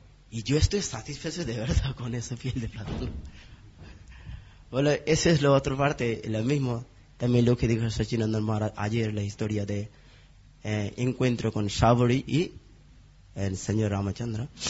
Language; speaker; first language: Spanish; non-native, learner; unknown